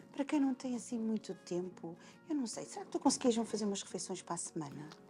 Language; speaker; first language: Portuguese; native; Portuguese